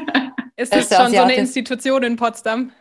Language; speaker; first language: German; native; German